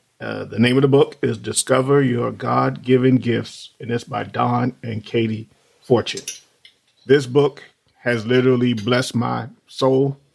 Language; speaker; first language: English; native; English